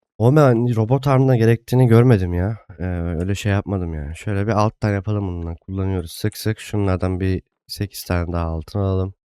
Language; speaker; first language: Turkish; native; Turkish